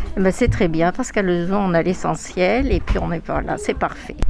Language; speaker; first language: French; native; French